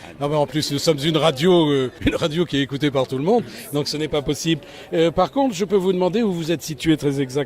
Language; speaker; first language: French; native; French